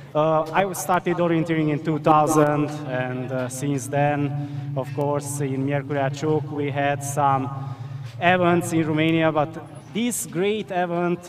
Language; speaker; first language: English; non-native, fluent; Hungarian